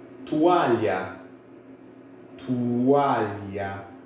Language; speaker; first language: Portuguese; non-native, fluent; Haitian Creole